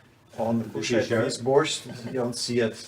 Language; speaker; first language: Russian; non-native, fluent; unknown